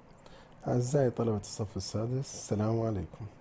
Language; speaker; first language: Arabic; native; Arabic